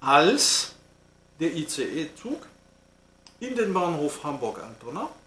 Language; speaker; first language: German; non-native, fluent; French